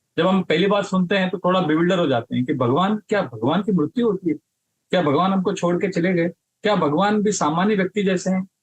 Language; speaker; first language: Hindi; non-native, local second language; Marathi